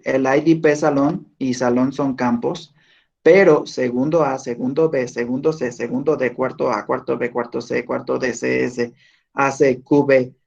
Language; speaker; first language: Spanish; native; Spanish